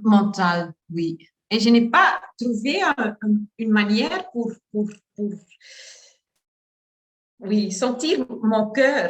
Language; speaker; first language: French; non-native, learner; Dutch